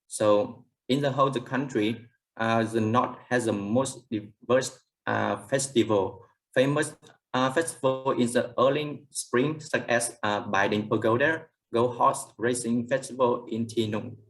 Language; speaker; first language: English; non-native, learner; Vietnamese